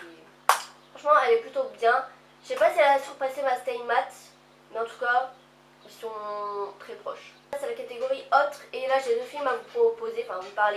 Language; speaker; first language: French; native; French